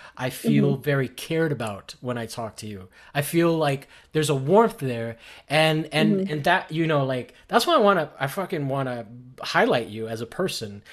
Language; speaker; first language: English; early bilingual, other home language; Spanish